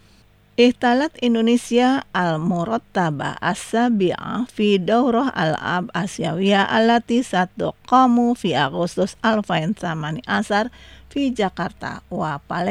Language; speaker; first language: Arabic; non-native, fluent; Indonesian